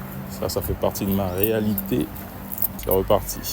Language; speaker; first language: French; native; French